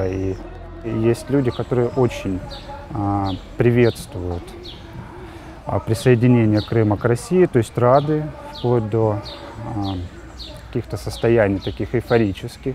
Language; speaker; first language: Russian; native; Russian